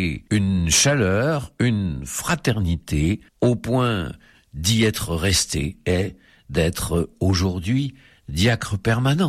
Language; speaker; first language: French; native; French